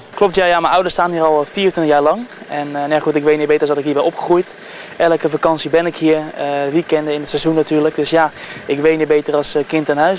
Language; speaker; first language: Dutch; native; Dutch